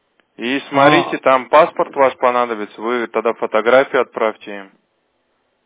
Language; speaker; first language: Russian; native; Russian